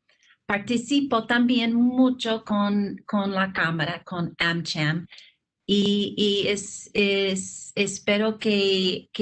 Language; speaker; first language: Spanish; non-native, fluent; English